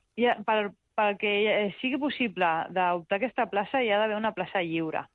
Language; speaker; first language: Catalan; early bilingual, other home language; Spanish